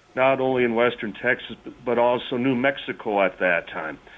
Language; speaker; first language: English; native; English